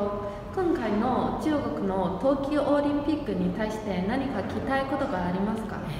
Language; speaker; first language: Japanese; non-native, learner; Chinese